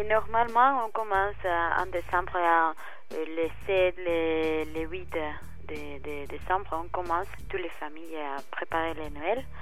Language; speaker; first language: French; non-native, fluent; Spanish